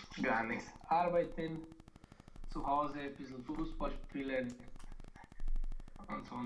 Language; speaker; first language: German; non-native, learner; Romanian